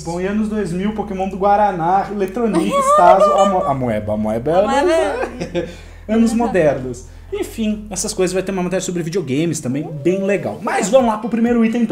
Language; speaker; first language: Portuguese; native; Portuguese